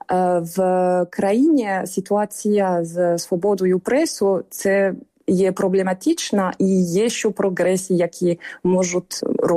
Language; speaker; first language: Ukrainian; non-native, fluent; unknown